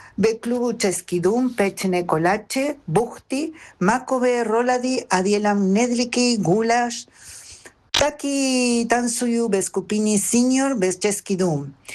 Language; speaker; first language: Czech; early bilingual, heritage; Spanish